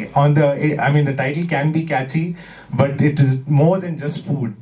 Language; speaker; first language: English; non-native, local second language; Malayalam